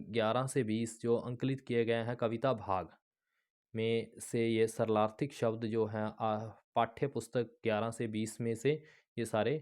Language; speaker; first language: Hindi; non-native, local second language; Punjabi